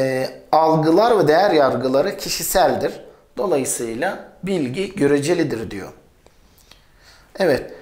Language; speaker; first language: Turkish; native; Turkish